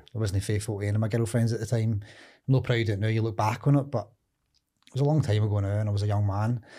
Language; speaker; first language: English; native; English